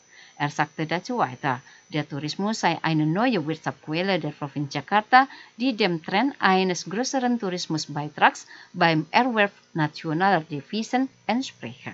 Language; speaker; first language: German; non-native, fluent; Indonesian